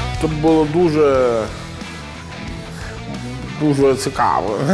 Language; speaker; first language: Ukrainian; non-native, learner; Italian